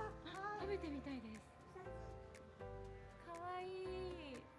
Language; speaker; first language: Japanese; native; Japanese